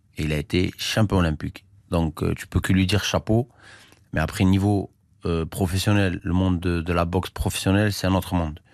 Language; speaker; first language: French; early bilingual, other home language; Armenian